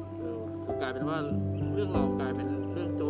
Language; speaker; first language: Thai; native; Thai